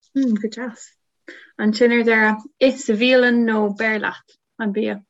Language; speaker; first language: Irish; native; Irish